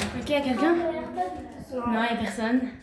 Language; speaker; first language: French; native; French